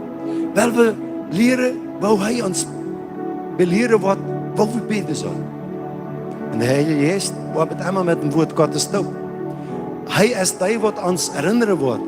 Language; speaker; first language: German; non-native, learner; Plautdietsch